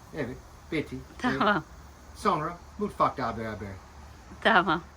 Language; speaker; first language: Turkish; non-native, learner; English